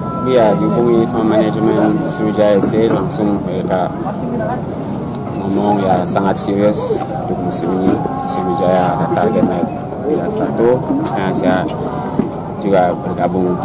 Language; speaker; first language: Indonesian; non-native, fluent; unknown